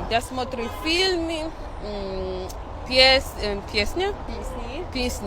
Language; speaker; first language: Ukrainian; non-native, learner; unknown